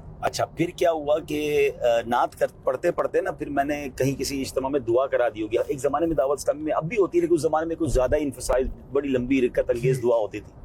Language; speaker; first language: Urdu; non-native, local second language; Memoni